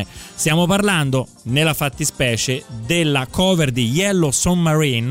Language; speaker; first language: Italian; native; Italian